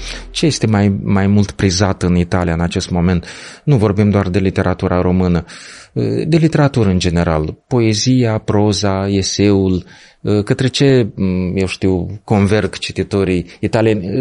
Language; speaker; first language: Romanian; native; Romanian